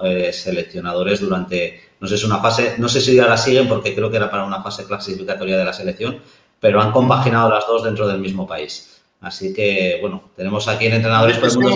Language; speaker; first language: Spanish; native; Spanish